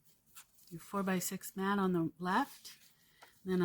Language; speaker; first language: English; native; English